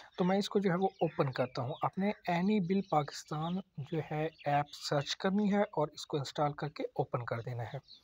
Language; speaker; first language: Urdu; native; Urdu